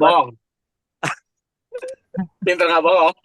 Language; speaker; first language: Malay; non-native, local second language; Sundanese